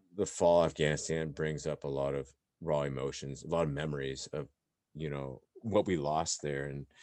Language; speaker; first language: English; native; English